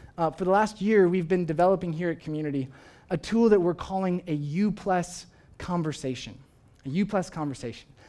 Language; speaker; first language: English; native; English